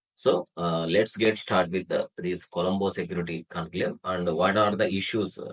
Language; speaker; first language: English; non-native, local second language; Telugu